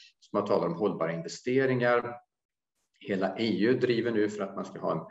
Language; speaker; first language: Swedish; native; Swedish